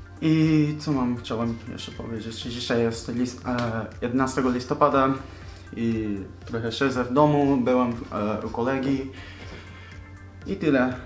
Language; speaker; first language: Polish; non-native, learner; Japanese